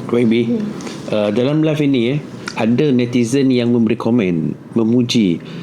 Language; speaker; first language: Malay; native; Malay